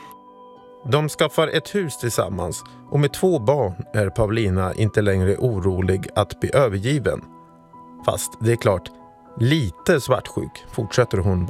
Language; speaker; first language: Swedish; native; Swedish